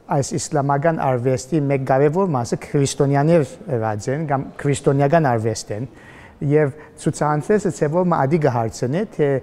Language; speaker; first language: Armenian; early bilingual, heritage; Armenian